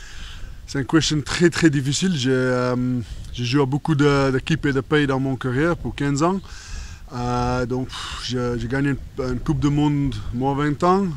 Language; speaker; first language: French; non-native, learner; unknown